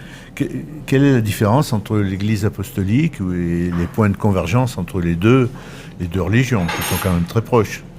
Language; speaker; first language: French; native; French